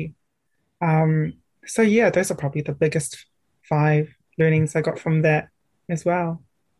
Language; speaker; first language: English; native; English